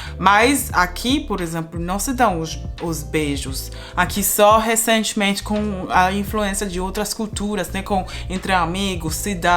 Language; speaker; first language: Portuguese; non-native, fluent; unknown